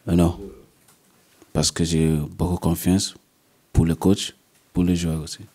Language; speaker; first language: French; non-native, learner; English